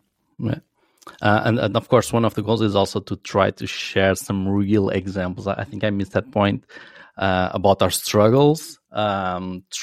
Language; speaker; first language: English; non-native, fluent; Portuguese